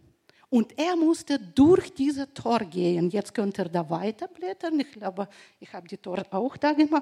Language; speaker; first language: German; non-native, fluent; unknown